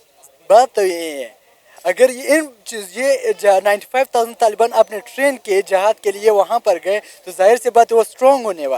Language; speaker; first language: Hindi; non-native, local second language; Pashto